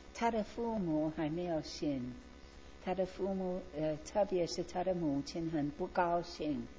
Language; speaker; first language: Chinese; non-native, fluent; English